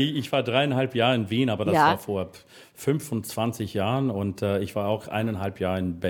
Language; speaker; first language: German; non-native, learner; English